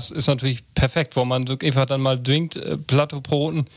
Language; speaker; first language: German; non-native, local second language; Low German